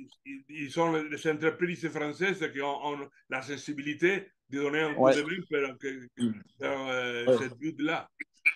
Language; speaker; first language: French; non-native, learner; Italian